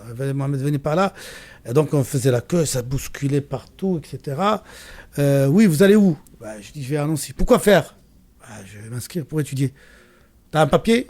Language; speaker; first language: French; non-native, local second language; Arabic